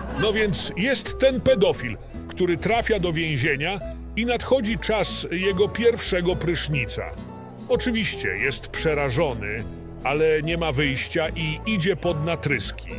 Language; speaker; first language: Polish; native; Polish